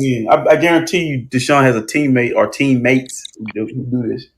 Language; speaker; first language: English; native; English